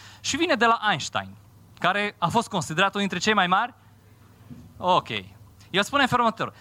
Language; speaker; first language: Romanian; non-native, fluent; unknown